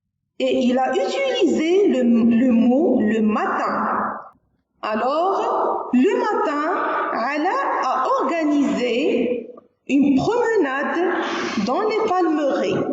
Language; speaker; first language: French; non-native, local second language; Arabic